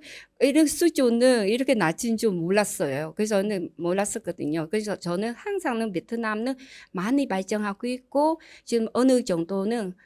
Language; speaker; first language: Korean; non-native, learner; Vietnamese